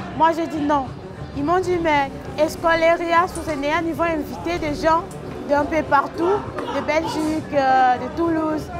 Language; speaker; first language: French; non-native, local second language; Lingala